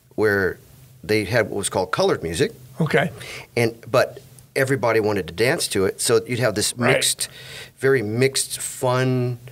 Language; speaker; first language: English; native; English